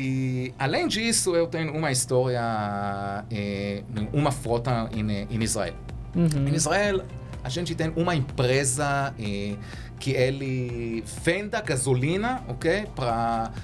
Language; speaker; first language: Portuguese; non-native, learner; Hebrew